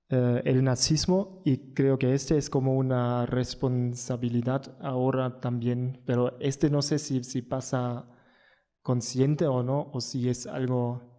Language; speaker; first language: Spanish; non-native, learner; German